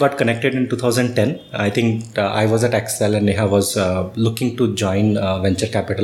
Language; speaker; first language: English; non-native, local second language; Marwari